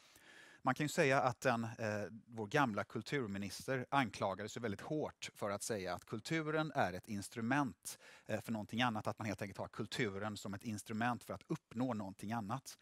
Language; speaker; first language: Swedish; native; Swedish